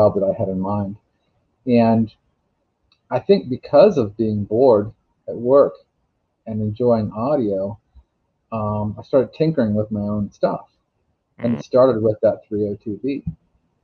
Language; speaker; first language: English; native; English